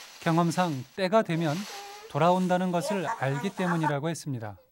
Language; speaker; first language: Korean; native; Korean